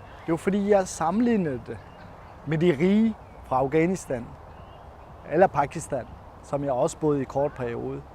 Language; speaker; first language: Danish; non-native, fluent; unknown